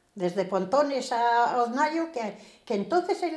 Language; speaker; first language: Spanish; native; Spanish